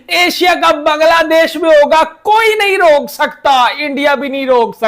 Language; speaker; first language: Hindi; native; Hindi